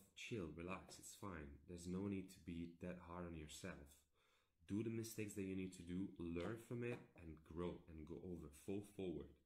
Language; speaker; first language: English; non-native, fluent; Italian